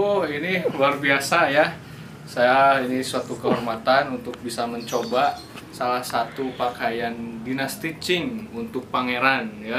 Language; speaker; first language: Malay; non-native, local second language; Sundanese